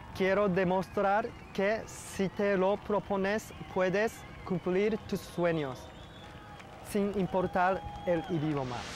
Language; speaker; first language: Spanish; non-native, learner; Japanese